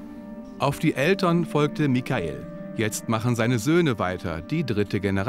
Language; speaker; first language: German; native; German